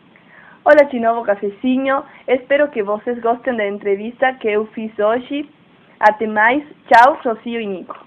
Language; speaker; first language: Portuguese; non-native, learner; Spanish